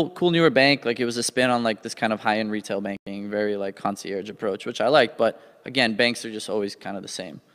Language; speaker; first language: English; native; English